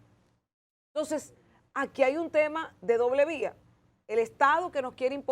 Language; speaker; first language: Spanish; native; Spanish